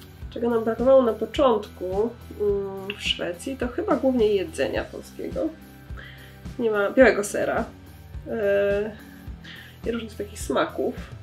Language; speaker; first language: Polish; native; Polish